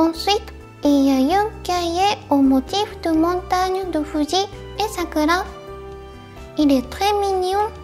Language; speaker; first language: French; non-native, fluent; Japanese